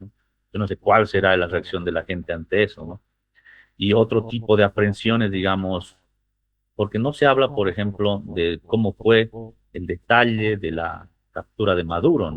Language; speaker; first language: Spanish; native; Spanish